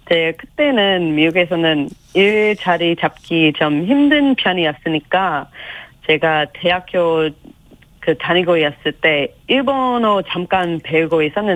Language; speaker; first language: Korean; non-native, fluent; English